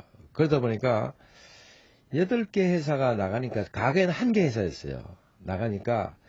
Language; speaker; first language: Korean; native; Korean